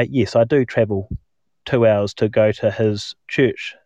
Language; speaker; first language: English; native; English